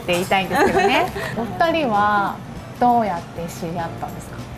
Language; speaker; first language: Japanese; native; Japanese